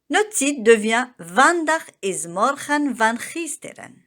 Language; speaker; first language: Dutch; non-native, learner; French